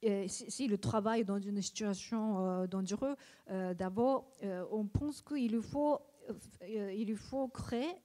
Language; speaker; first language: French; non-native, learner; Japanese